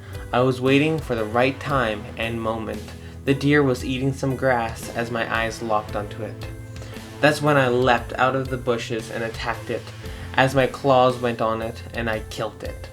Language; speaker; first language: English; native; English